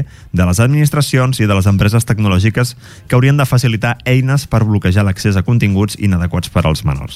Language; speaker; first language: Catalan; native; Catalan